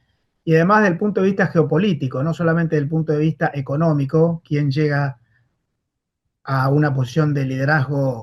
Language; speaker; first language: Spanish; native; Spanish